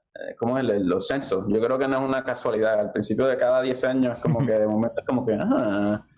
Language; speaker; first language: Spanish; native; Spanish